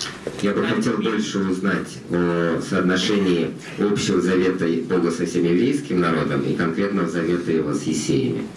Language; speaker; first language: Russian; native; Russian